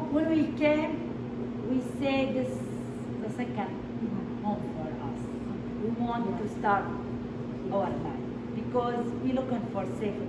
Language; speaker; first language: English; non-native, learner; Arabic